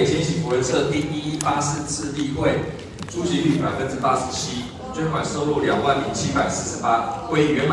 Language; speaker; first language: Chinese; native; Chinese